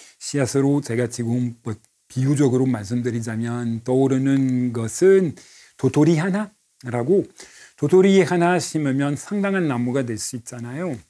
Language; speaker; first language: Korean; non-native, fluent; French